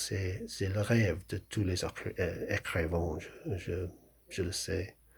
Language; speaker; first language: French; non-native, fluent; English